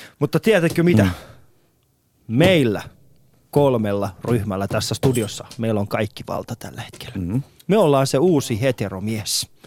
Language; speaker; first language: Finnish; non-native, fluent; Persian